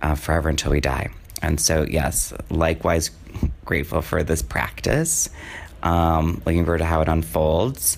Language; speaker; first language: English; native; English